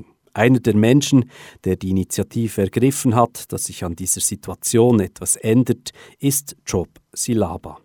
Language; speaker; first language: German; native; German